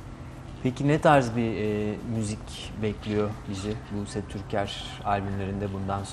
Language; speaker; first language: Turkish; native; Turkish